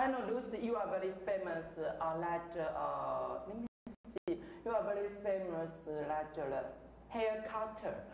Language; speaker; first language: English; non-native, fluent; Chinese